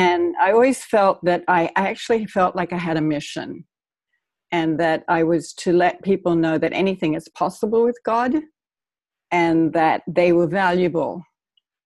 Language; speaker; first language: English; native; English